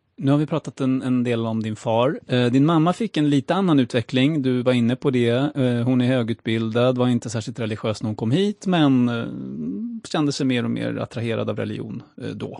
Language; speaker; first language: Swedish; native; Swedish